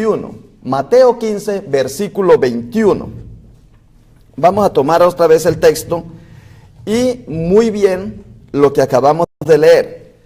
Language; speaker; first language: Spanish; native; Spanish